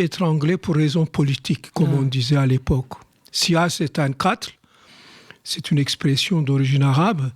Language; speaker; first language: French; non-native, fluent; Turkish